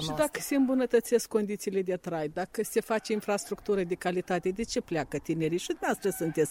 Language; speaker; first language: Romanian; native; Romanian